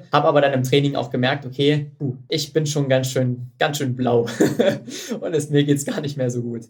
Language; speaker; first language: German; native; German